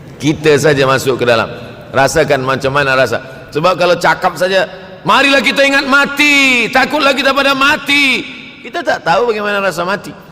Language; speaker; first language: Malay; native; Malay